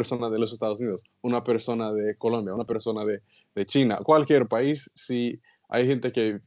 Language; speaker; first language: Spanish; non-native, learner; English